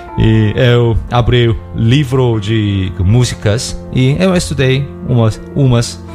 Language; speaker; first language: Portuguese; non-native, learner; Korean